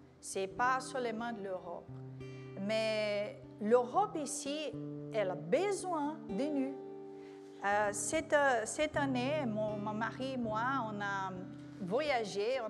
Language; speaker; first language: French; non-native, learner; Portuguese